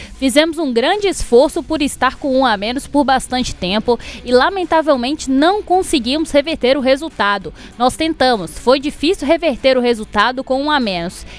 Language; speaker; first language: Portuguese; native; Portuguese